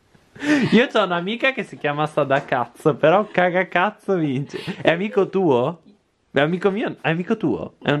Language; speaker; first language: Italian; native; Italian